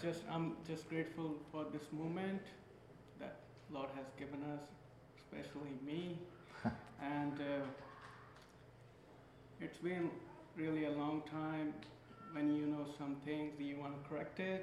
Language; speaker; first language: English; non-native, local second language; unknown